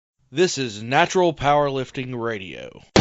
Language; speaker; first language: English; native; English